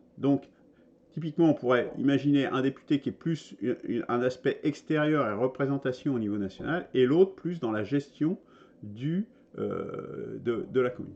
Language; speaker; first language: French; native; French